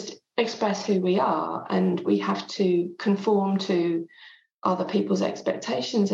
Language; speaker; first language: English; non-native, local second language; French